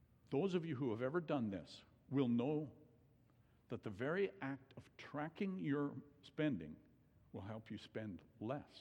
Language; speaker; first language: English; native; English